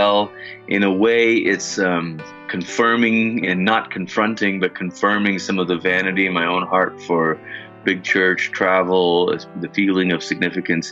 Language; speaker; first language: English; native; English